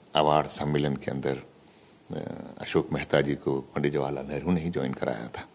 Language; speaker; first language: Hindi; native; Hindi